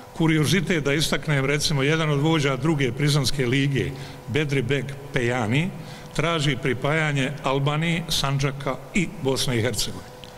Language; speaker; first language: Bosnian; native; Bosnian